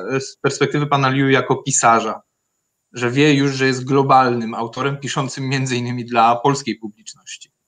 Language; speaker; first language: Polish; native; Polish